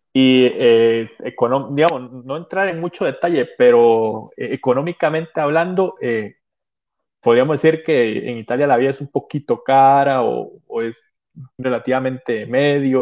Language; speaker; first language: Spanish; native; Spanish